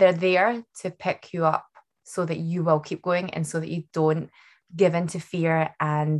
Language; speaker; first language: English; native; English